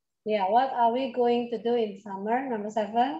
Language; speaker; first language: English; non-native, fluent; Indonesian